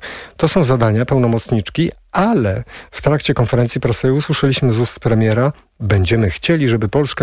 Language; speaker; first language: Polish; native; Polish